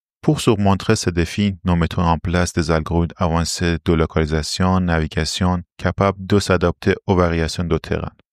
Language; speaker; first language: French; non-native, fluent; Persian